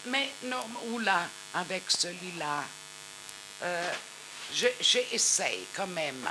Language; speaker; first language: French; non-native, learner; German